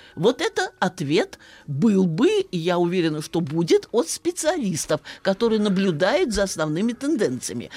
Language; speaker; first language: Russian; native; Russian